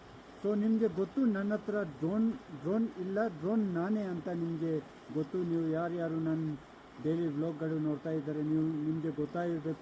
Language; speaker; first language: Kannada; non-native, fluent; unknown